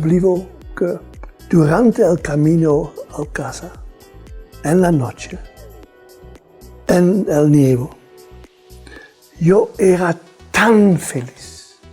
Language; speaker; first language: Spanish; non-native, fluent; Dutch